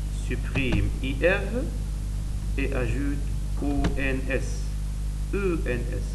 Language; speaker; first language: French; non-native, learner; Arabic